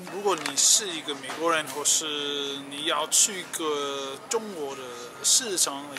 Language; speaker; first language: Chinese; non-native, learner; English